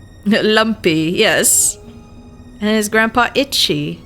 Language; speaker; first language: English; native; English